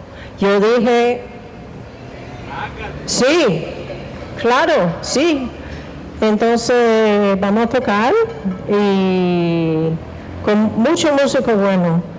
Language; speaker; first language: Spanish; non-native, fluent; English